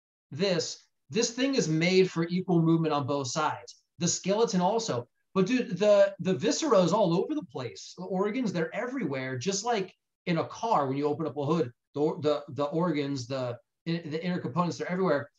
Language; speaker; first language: English; native; English